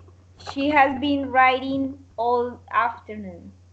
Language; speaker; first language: English; non-native, learner; Spanish